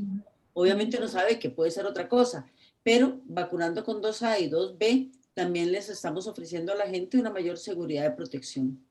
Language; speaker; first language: Spanish; native; Spanish